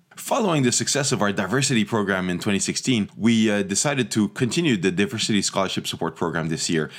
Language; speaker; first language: English; native; English